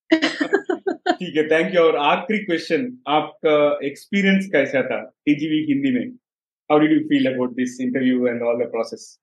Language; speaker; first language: Hindi; non-native, local second language; Telugu